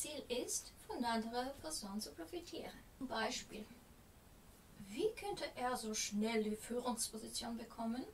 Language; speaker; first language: German; non-native, fluent; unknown